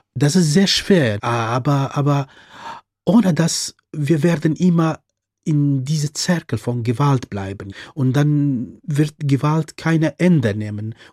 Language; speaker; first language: German; non-native, fluent; Central Kurdish